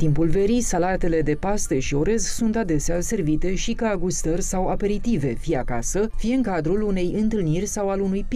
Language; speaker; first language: Romanian; native; Romanian